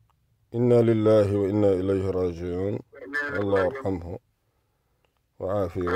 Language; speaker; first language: Arabic; non-native, fluent; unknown